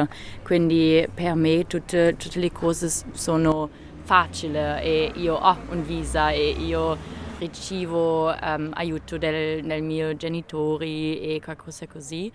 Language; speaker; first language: Italian; non-native, learner; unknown